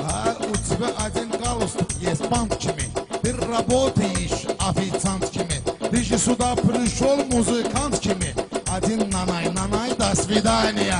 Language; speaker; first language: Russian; non-native, learner; Azerbaijani